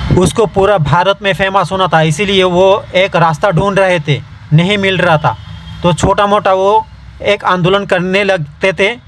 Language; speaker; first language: Hindi; non-native, local second language; Bangla